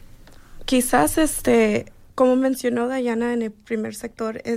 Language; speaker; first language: Spanish; early bilingual, heritage; Spanish